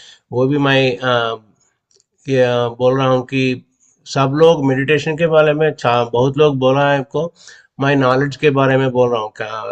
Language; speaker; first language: Hindi; non-native, local second language; Telugu